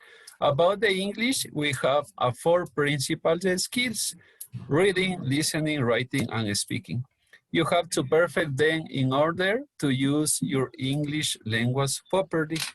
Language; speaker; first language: English; non-native, learner; Spanish